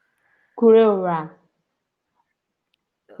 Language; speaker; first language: English; non-native, learner; Portuguese